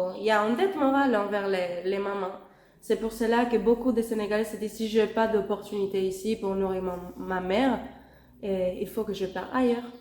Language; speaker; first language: French; non-native, fluent; Spanish